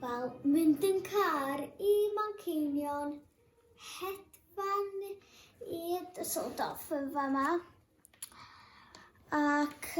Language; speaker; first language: Welsh; non-native, local second language; English